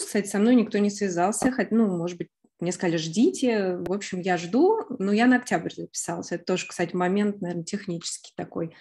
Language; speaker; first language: Russian; native; Russian